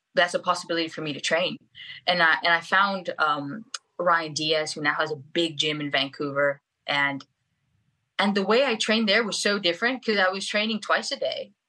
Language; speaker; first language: English; early bilingual, other home language; Spanish